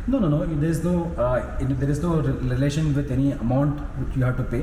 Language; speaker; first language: English; non-native, local second language; Hindi